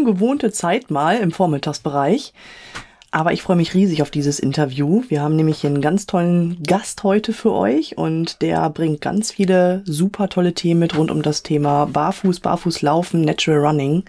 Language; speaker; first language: German; native; German